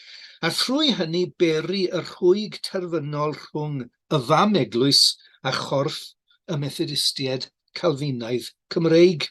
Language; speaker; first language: Welsh; native; Welsh